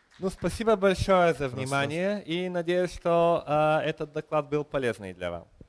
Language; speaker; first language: Russian; non-native, learner; Bulgarian